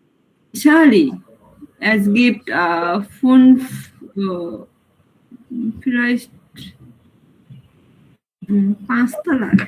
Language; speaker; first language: German; non-native, learner; Bangla